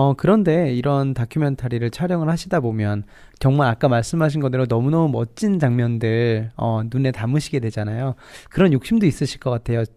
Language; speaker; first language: Korean; native; Korean